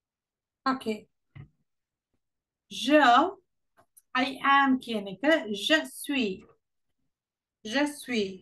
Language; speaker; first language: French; non-native, fluent; Sinhala